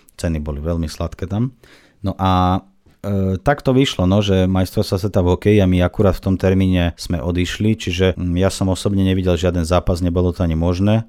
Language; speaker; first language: Slovak; non-native, fluent; Russian